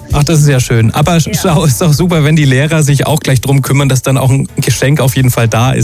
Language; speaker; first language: German; native; German